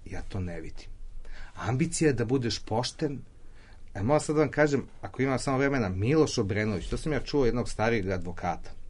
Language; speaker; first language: Serbian; native; Serbian